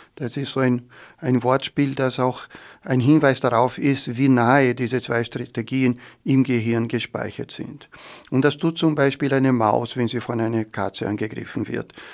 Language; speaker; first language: German; non-native, fluent; Portuguese